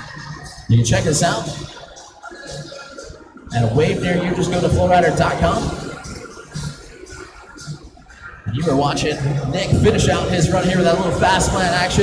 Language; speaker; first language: English; native; English